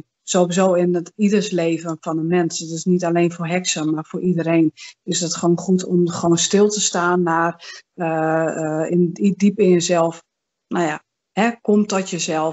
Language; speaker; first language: Dutch; native; Dutch